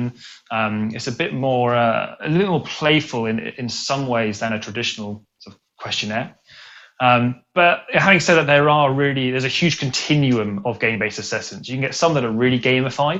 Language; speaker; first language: English; native; English